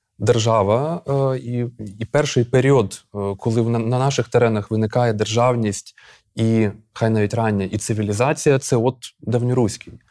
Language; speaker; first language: Ukrainian; native; Ukrainian